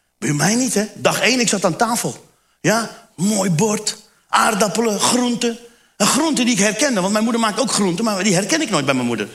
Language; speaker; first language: Dutch; early bilingual, other home language; Turkish